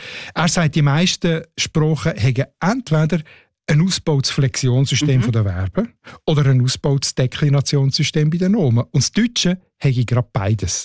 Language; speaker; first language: German; native; German